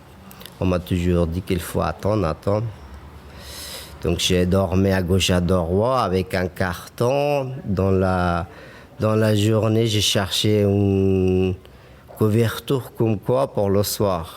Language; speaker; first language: French; non-native, fluent; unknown